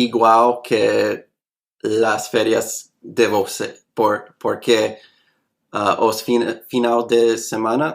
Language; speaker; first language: Portuguese; non-native, learner; English